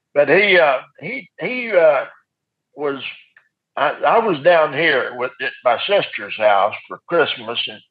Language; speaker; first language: English; native; English